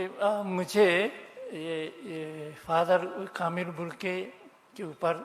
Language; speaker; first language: Hindi; non-native, fluent; Japanese